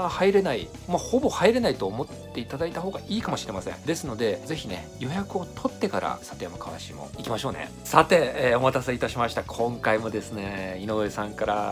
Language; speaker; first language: Japanese; native; Japanese